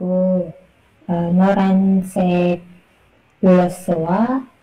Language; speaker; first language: Korean; non-native, learner; Indonesian